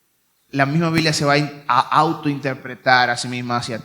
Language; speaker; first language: Spanish; native; Spanish